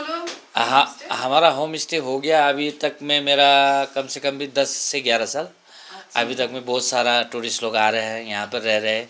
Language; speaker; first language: Hindi; non-native, local second language; Nepali